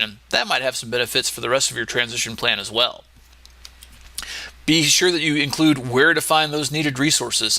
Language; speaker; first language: English; native; English